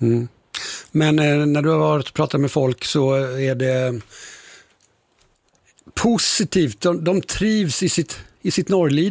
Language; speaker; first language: Swedish; native; Swedish